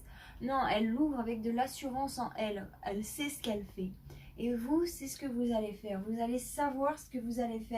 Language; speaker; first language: French; native; French